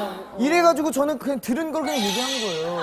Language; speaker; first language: Korean; native; Korean